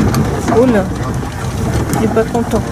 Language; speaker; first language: French; native; French